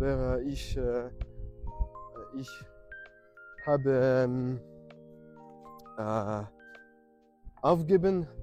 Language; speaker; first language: German; non-native, learner; French